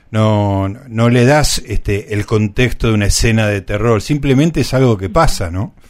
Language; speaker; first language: Spanish; native; Spanish